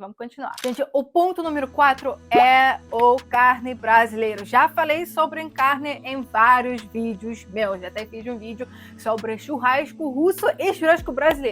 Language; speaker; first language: Portuguese; non-native, fluent; Russian